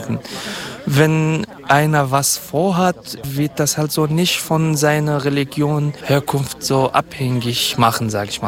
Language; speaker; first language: German; non-native, fluent; Kurdish